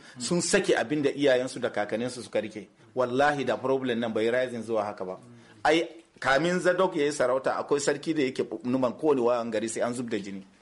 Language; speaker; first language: Hausa; non-native, local second language; Fula